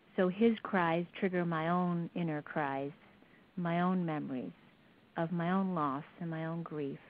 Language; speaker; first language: English; native; English